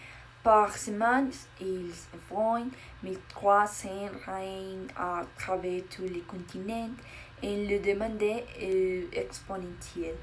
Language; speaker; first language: French; non-native, learner; Spanish